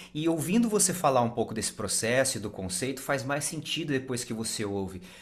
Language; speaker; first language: Portuguese; native; Portuguese